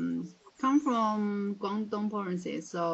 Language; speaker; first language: English; non-native, learner; Chinese